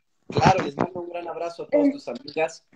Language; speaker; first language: Spanish; native; Spanish